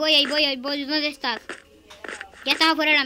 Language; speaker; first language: Spanish; native; Spanish